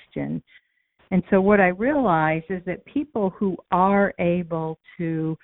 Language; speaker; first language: English; native; English